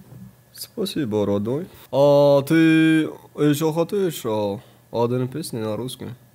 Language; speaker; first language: Russian; non-native, learner; Tajik